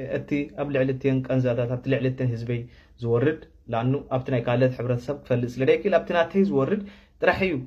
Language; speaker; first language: Tigrinya; non-native, local second language; Afar